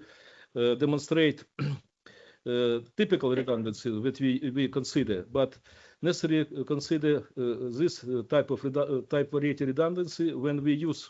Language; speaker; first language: English; non-native, learner; Ukrainian